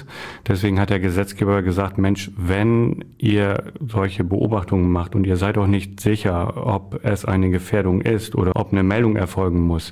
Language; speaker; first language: German; native; German